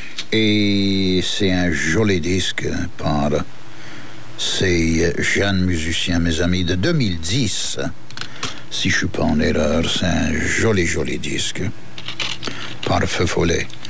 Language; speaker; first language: French; native; French